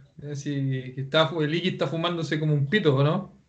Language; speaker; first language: Spanish; native; Spanish